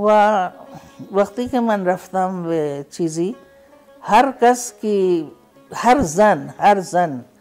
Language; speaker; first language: Persian; non-native, fluent; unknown